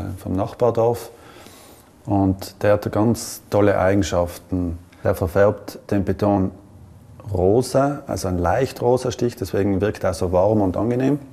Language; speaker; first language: German; non-native, local second language; Ladin